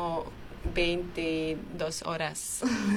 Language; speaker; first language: Spanish; non-native, fluent; Armenian